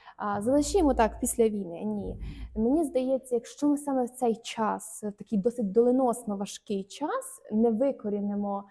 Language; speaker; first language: Ukrainian; native; Ukrainian